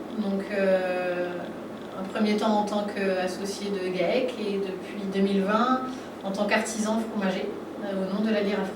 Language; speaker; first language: French; native; French